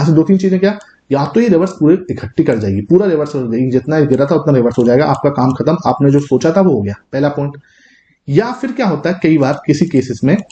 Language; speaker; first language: Hindi; native; Hindi